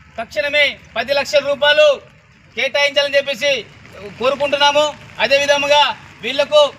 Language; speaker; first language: Telugu; non-native, local second language; Lambadi